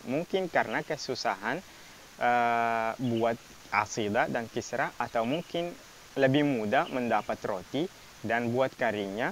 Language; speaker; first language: Indonesian; non-native, fluent; Arabic